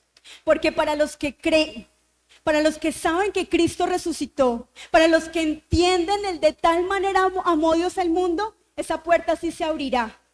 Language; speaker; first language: Spanish; native; Spanish